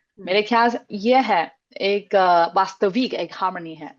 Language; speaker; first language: Hindi; non-native, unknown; Chinese